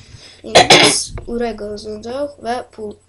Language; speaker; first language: Turkish; non-native, learner; Azerbaijani